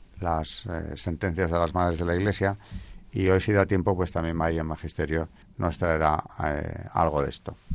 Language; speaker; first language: Spanish; native; Spanish